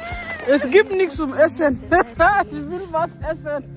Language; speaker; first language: German; non-native, learner; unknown